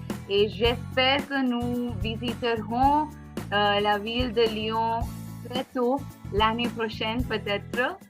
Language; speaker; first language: French; non-native, fluent; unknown